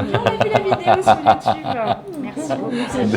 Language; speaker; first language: French; native; French